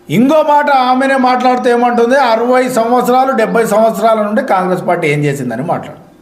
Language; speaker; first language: Telugu; native; Telugu